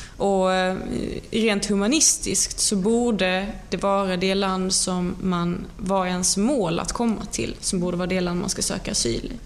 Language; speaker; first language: Swedish; native; Swedish